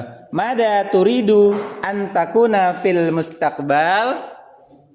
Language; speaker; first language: Arabic; non-native, fluent; Indonesian